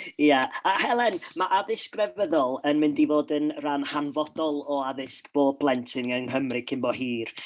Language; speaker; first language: Welsh; non-native, local second language; English